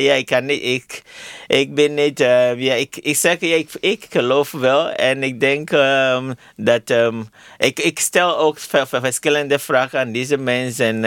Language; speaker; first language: Dutch; non-native, learner; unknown